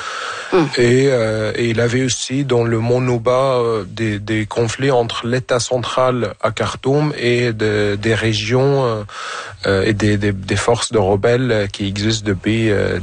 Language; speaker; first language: French; non-native, fluent; Arabic